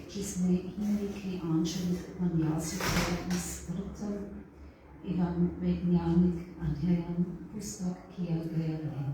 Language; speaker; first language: Hindi; non-native, fluent; German